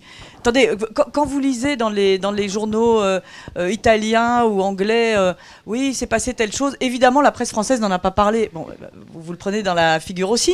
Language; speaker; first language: French; native; French